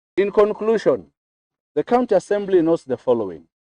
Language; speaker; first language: English; non-native, local second language; Swahili